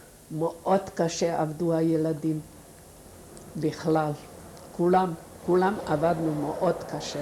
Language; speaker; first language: Hebrew; non-native, fluent; Yiddish